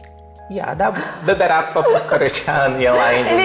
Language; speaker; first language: Indonesian; non-native, learner; Portuguese